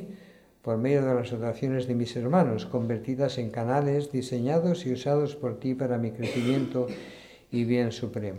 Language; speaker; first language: Spanish; native; Spanish